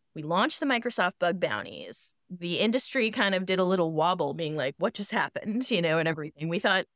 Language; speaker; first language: English; native; English